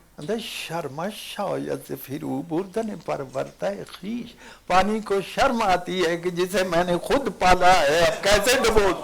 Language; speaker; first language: Urdu; non-native, local second language; Punjabi